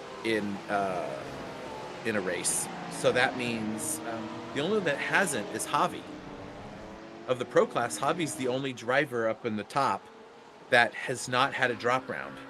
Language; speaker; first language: English; native; English